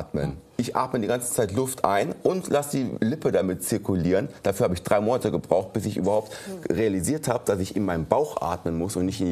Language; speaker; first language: German; native; German